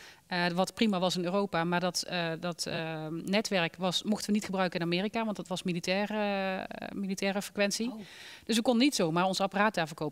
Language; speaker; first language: Dutch; native; Dutch